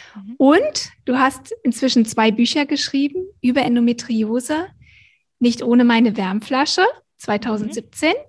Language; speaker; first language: German; native; German